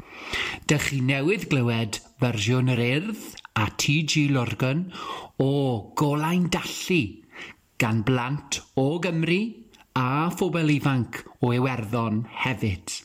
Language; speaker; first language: Welsh; native; Welsh